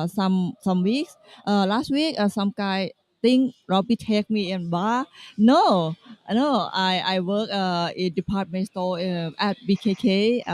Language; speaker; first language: English; non-native, learner; Thai